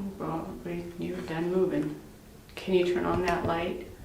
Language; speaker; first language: English; native; English